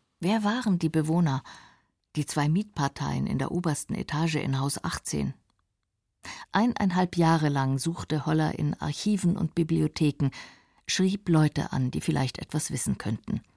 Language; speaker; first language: German; native; German